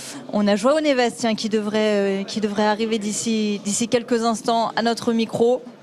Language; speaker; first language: French; native; French